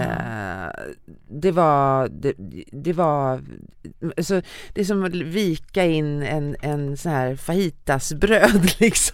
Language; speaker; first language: Swedish; native; Swedish